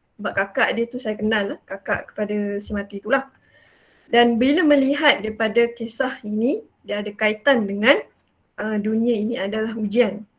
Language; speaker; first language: Malay; native; Malay